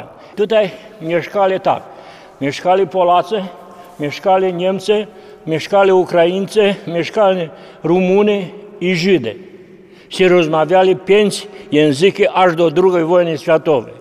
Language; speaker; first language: Polish; early bilingual, heritage; Polish